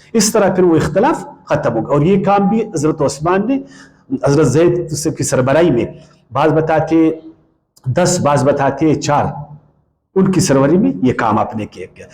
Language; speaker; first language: Urdu; non-native, local second language; Pashto